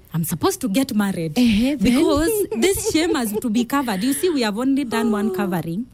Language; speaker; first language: English; non-native, local second language; Kamba